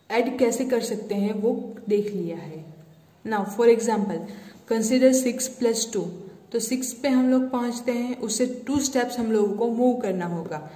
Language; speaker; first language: Hindi; non-native, local second language; Gujarati